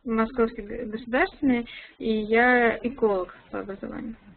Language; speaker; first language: Russian; native; Russian